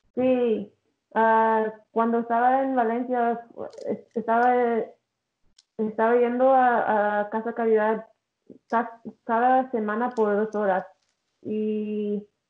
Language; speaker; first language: Spanish; early bilingual, heritage; English